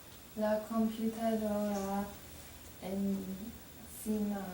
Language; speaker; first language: Spanish; non-native, learner; English